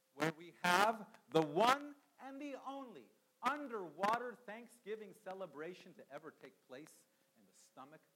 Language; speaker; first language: English; early bilingual, other home language; Spanish